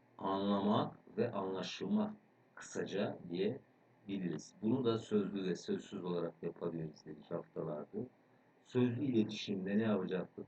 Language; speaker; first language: Turkish; native; Turkish